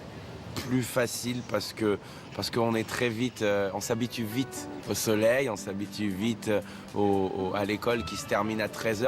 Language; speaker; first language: French; native; French